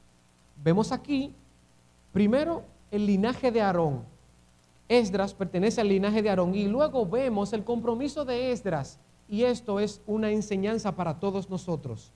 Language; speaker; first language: Spanish; native; Spanish